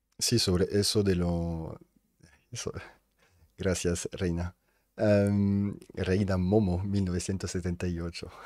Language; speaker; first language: Spanish; non-native, fluent; French